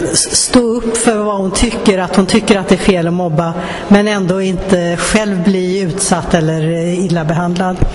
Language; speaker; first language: Swedish; native; Swedish